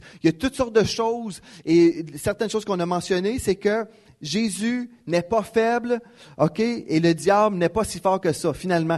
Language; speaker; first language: French; native; French